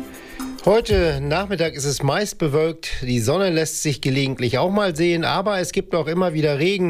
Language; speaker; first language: German; native; German